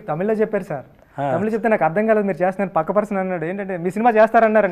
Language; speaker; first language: Telugu; native; Telugu